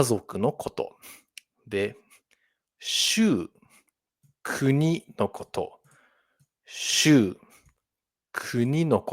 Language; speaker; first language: Japanese; non-native, fluent; English